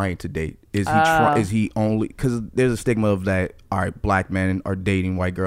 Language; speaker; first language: English; native; English